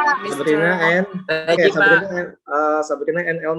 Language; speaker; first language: English; non-native, local second language; Indonesian